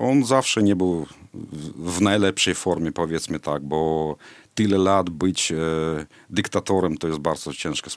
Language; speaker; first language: Polish; non-native, fluent; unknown